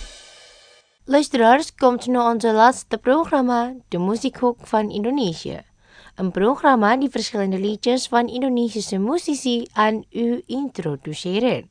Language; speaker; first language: Dutch; non-native, fluent; Indonesian